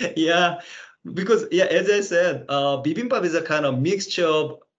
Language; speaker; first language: English; non-native, fluent; Korean